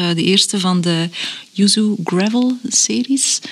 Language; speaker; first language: Dutch; native; Dutch